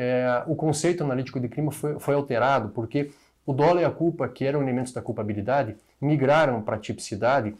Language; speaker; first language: Portuguese; native; Portuguese